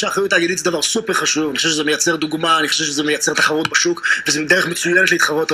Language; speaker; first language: Hebrew; native; Hebrew